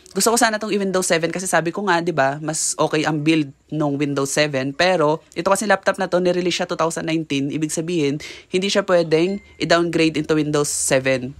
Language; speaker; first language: Filipino; native; Filipino